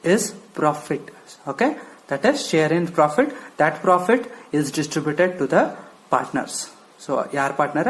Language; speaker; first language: English; non-native, local second language; Kannada